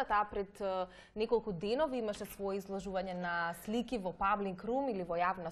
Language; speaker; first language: Macedonian; native; Macedonian